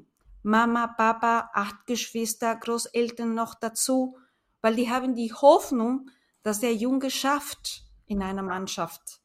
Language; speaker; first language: German; non-native, fluent; Spanish